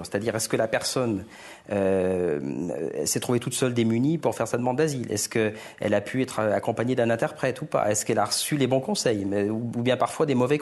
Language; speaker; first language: French; native; French